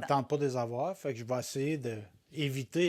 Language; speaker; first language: French; native; French